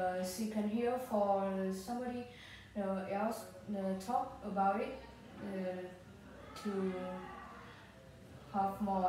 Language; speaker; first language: English; non-native, learner; Vietnamese